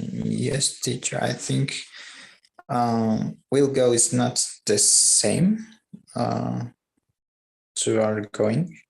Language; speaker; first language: English; non-native, learner; Spanish